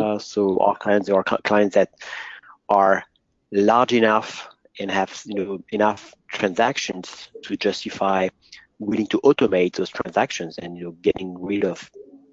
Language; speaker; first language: English; non-native, fluent; French